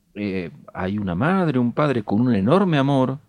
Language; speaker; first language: Spanish; native; Spanish